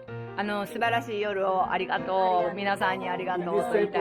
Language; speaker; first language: Japanese; native; Japanese